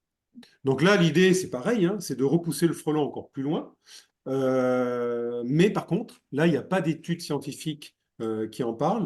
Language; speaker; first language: French; native; French